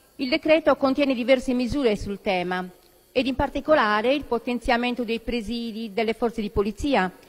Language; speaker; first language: Italian; native; Italian